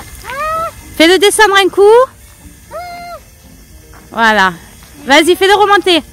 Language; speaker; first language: French; native; French